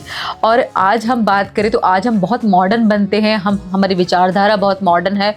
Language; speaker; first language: Hindi; native; Hindi